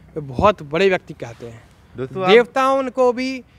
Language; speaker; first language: Hindi; native; Hindi